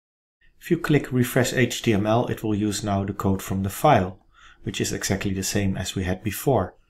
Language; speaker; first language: English; non-native, fluent; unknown